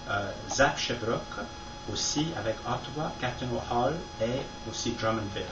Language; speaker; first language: French; non-native, fluent; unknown